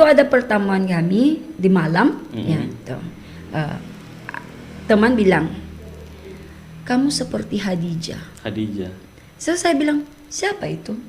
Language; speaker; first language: Indonesian; non-native, learner; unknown